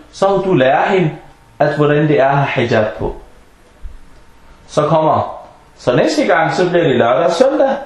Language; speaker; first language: Danish; non-native, fluent; Arabic